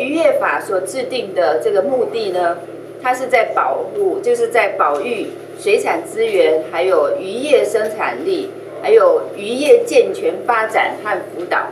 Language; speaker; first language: Chinese; native; Chinese